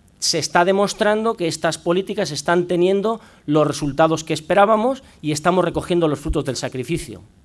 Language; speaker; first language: Spanish; native; Spanish